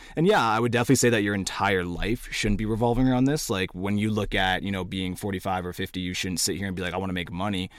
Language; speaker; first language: English; native; English